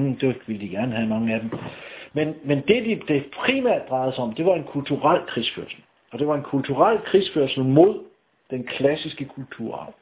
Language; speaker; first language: Danish; native; Danish